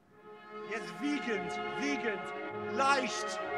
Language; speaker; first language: German; non-native, fluent; English